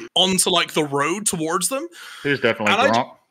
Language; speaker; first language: English; native; English